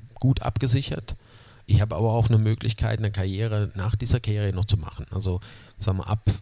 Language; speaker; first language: German; native; German